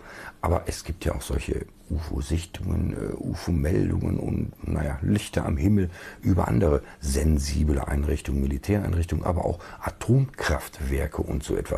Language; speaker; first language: German; native; German